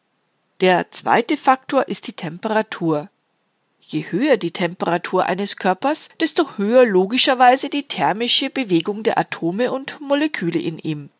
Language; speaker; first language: German; native; German